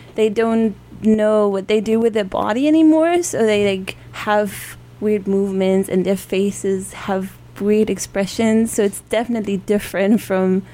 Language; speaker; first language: English; non-native, fluent; German